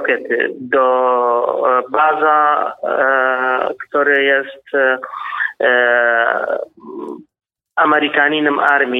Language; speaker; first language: Polish; non-native, learner; Kurdish